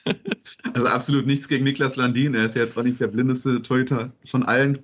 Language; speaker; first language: German; native; German